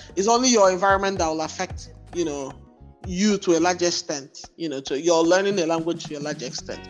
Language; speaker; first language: English; non-native, local second language; Igbo